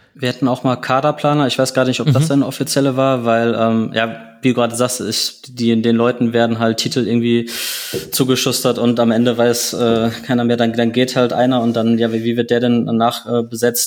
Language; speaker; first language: German; native; German